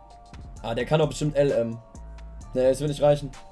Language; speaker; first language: German; native; German